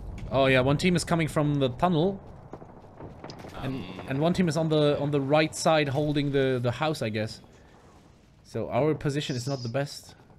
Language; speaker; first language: English; non-native, fluent; German